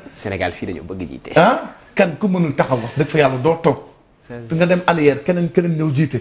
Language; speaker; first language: Wolof; native; Wolof